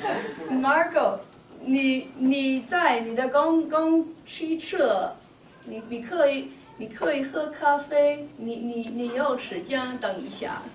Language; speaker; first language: Chinese; non-native, learner; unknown